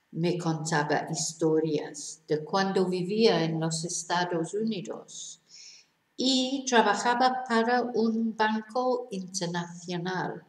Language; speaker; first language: Spanish; non-native, fluent; English